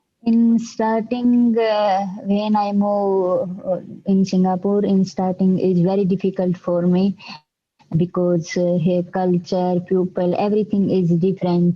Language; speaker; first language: English; non-native, learner; Hindi